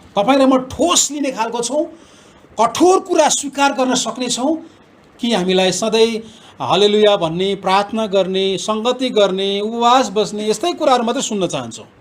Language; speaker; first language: Nepali; non-native, local second language; Eastern Tamang